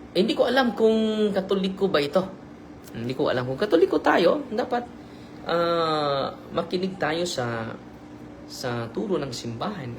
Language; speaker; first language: Filipino; native; Filipino